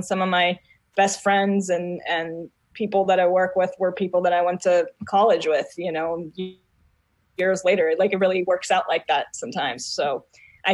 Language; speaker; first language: English; non-native, fluent; Hebrew